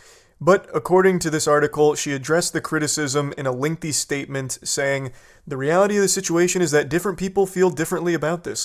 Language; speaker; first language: English; native; English